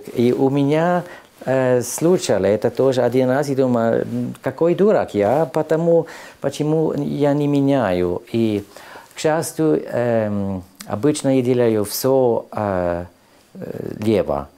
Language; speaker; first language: Russian; non-native, learner; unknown